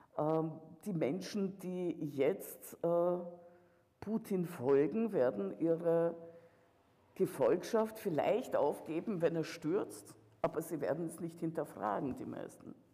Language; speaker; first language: German; early bilingual, other home language; Russian